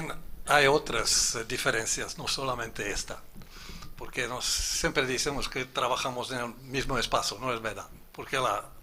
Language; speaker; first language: Spanish; non-native, fluent; German